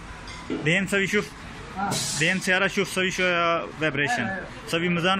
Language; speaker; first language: Arabic; non-native, learner; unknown